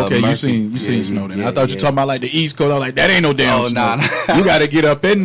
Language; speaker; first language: English; native; English